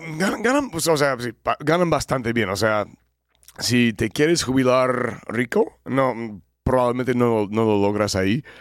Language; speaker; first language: Spanish; non-native, fluent; English